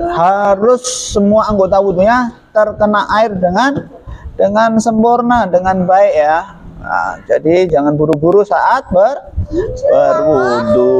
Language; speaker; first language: Indonesian; native; Indonesian